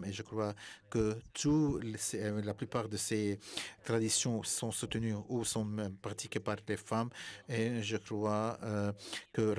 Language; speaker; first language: French; non-native, fluent; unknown